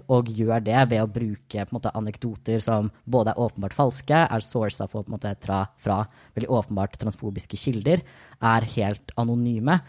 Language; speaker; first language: Norwegian; native; Norwegian